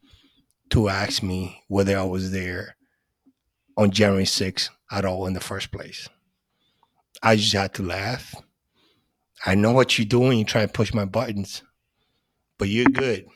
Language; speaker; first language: English; early bilingual, other home language; Spanish